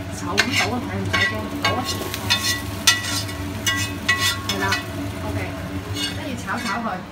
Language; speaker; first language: Cantonese; native; Cantonese